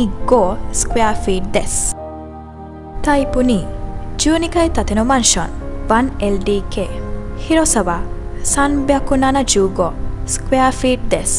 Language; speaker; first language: Japanese; non-native, learner; Sinhala